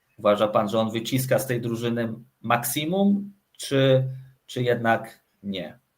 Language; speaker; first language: Polish; native; Polish